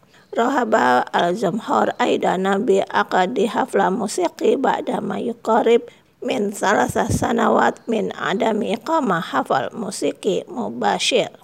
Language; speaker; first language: Arabic; non-native, fluent; Indonesian